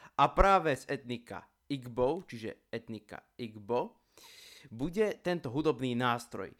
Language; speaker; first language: Slovak; native; Slovak